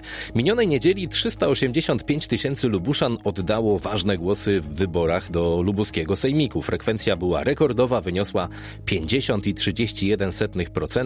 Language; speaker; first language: Polish; native; Polish